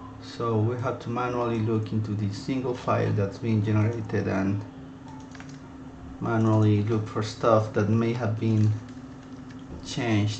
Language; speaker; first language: English; non-native, fluent; Spanish